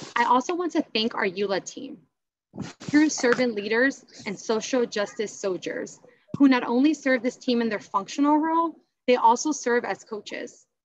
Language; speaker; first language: English; native; English